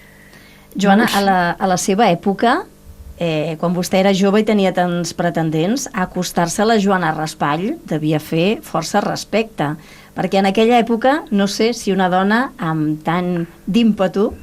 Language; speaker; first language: Catalan; native; Catalan